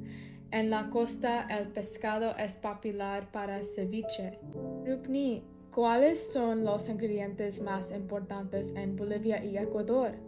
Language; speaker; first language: Spanish; non-native, learner; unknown